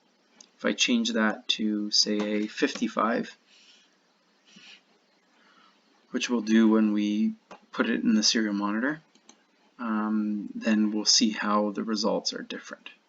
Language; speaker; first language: English; native; English